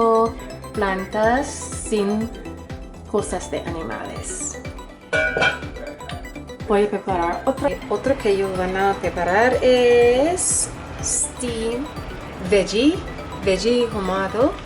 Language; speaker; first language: Spanish; non-native, learner; English